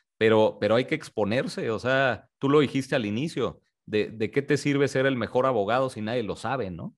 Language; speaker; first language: Spanish; native; Spanish